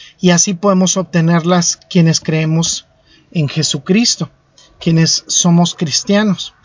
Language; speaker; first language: Spanish; native; Spanish